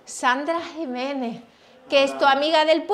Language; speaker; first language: Spanish; native; Spanish